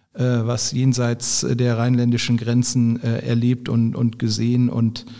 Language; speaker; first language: German; native; German